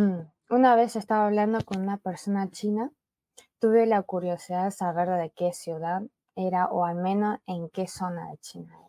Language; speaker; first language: Spanish; early bilingual, other home language; Chinese